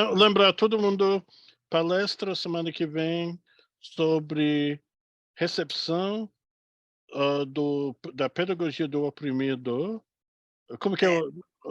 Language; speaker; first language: Portuguese; non-native, fluent; English